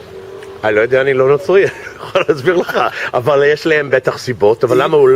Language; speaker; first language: Hebrew; non-native, fluent; English